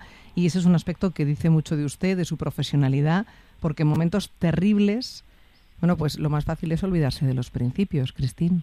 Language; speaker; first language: Spanish; native; Spanish